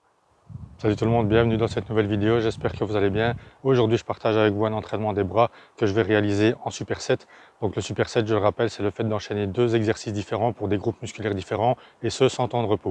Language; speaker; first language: French; native; French